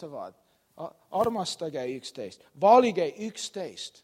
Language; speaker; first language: Estonian; non-native, learner; English